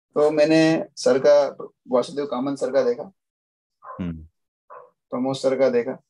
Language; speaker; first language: Hindi; native; Hindi